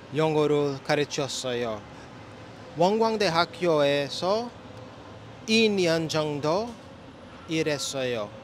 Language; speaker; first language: Korean; non-native, learner; English